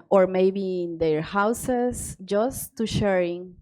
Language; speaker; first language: English; non-native, learner; Spanish